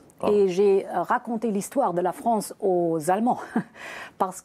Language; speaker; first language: French; non-native, fluent; German